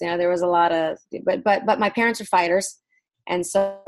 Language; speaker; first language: English; early bilingual, other home language; Vietnamese